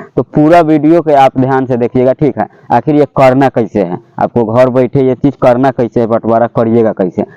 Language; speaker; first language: Hindi; native; Hindi